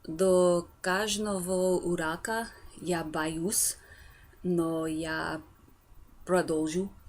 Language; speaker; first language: Russian; non-native, learner; English